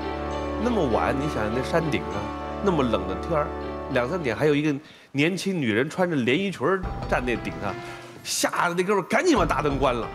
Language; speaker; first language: Chinese; native; Chinese